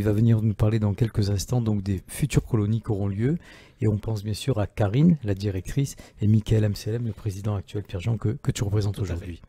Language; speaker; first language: French; native; French